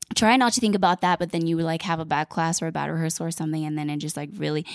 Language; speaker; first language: English; native; English